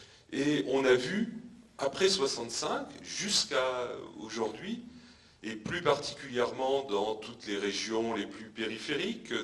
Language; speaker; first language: French; native; French